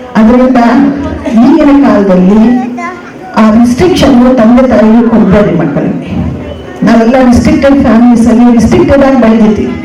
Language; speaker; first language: Kannada; non-native, local second language; Telugu